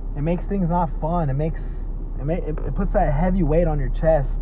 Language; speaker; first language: English; native; English